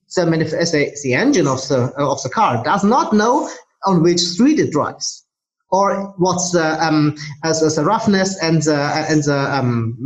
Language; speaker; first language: English; non-native, fluent; German